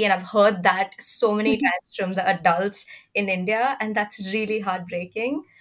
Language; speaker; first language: English; non-native, local second language; Hindi